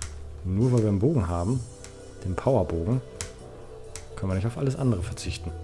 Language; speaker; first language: German; native; German